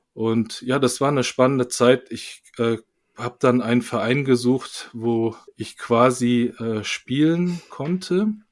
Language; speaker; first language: German; early bilingual, other home language; Korean